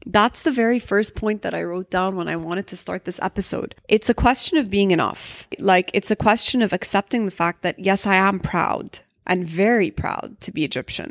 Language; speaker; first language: English; early bilingual, other home language; Arabic